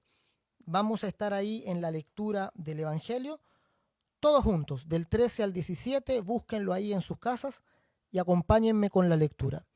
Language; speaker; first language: Spanish; native; Spanish